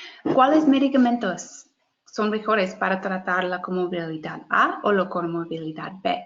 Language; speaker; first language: Spanish; non-native, fluent; English